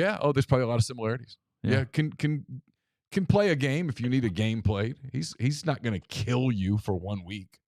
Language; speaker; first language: English; native; English